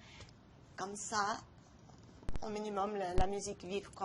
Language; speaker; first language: French; non-native, local second language; English